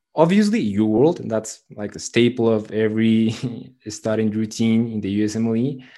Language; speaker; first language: English; non-native, fluent; Spanish